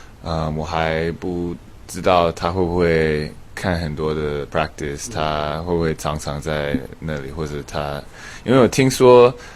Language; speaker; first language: Chinese; early bilingual, heritage; English